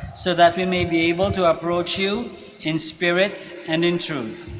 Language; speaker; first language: English; non-native, local second language; Filipino